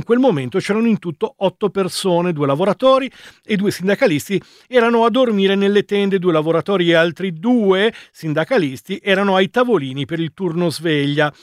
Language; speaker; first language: Italian; native; Italian